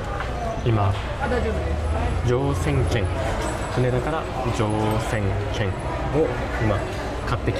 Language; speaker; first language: Japanese; native; Japanese